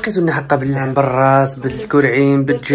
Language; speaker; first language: Arabic; native; Arabic